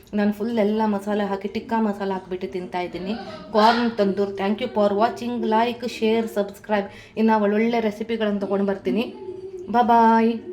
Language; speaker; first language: Kannada; non-native, local second language; Konkani